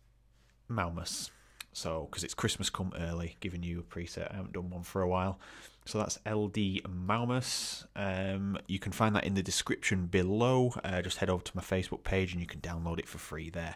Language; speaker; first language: English; native; English